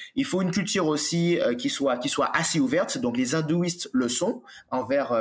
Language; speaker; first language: French; native; French